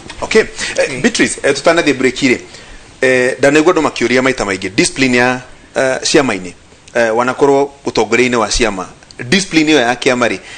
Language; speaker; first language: Kikuyu; native; Kikuyu